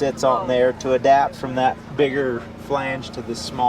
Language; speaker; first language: English; native; English